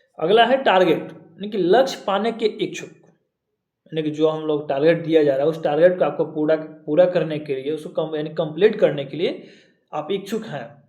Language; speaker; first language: Hindi; native; Hindi